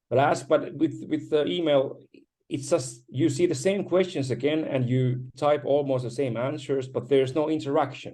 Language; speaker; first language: English; non-native, fluent; Finnish